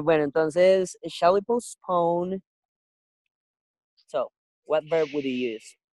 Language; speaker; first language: English; non-native, fluent; Spanish